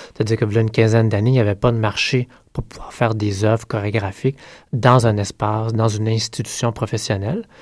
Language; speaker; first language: French; native; French